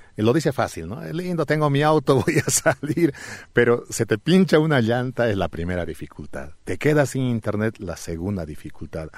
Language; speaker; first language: Spanish; native; Spanish